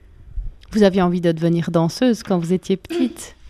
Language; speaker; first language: French; native; French